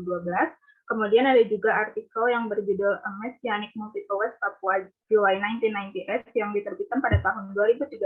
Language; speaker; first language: Indonesian; native; Indonesian